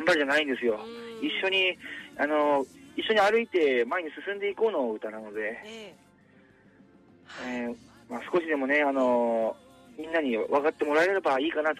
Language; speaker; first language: Japanese; native; Japanese